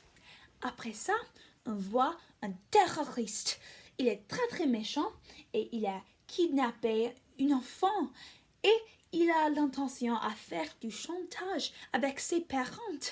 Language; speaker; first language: French; non-native, learner; English